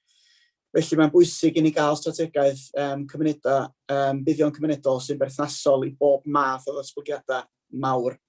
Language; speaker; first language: Welsh; native; Welsh